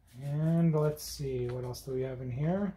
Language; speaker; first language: English; native; English